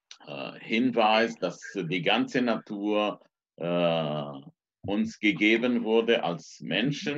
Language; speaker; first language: German; non-native, fluent; Romanian